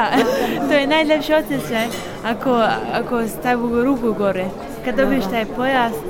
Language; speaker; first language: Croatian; early bilingual, heritage; Bosnian